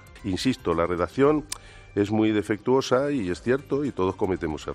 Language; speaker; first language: Spanish; native; Spanish